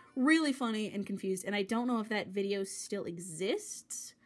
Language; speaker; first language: English; native; English